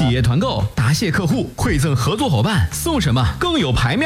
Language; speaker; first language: Chinese; native; Chinese